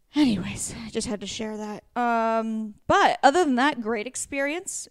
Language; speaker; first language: English; native; English